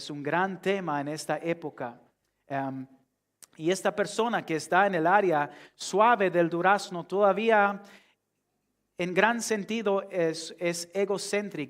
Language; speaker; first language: Spanish; non-native, fluent; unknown